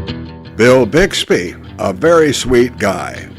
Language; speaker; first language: English; native; English